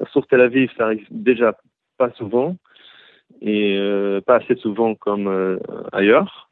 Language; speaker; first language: French; early bilingual, heritage; Hebrew